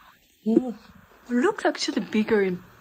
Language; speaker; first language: English; non-native, learner; Korean